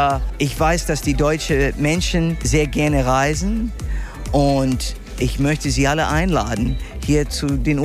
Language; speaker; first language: German; non-native, fluent; English